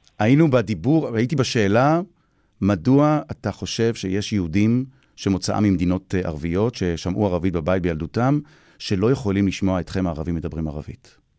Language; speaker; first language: Hebrew; native; Hebrew